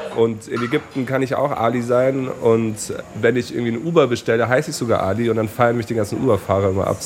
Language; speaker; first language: German; native; German